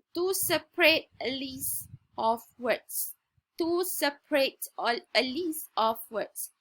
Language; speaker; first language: English; non-native, local second language; Malay